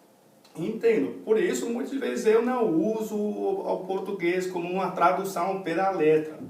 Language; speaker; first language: Portuguese; non-native, fluent; English